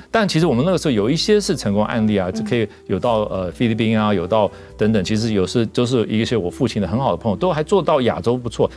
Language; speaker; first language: Chinese; non-native, fluent; English